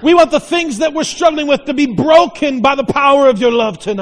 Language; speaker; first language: English; native; English